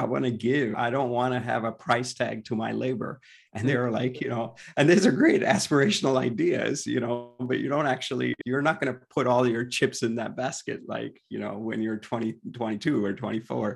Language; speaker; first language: English; non-native, local second language; Gujarati